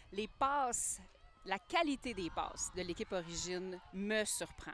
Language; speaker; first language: French; native; French